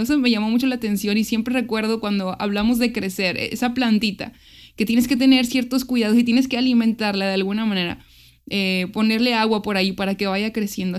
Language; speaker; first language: Spanish; native; Spanish